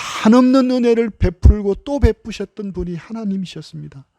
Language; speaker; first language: Korean; native; Korean